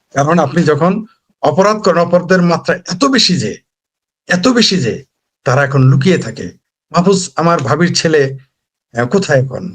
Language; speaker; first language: Bangla; native; Bangla